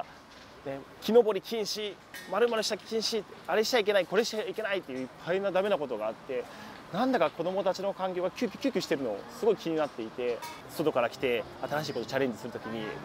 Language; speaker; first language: Japanese; native; Japanese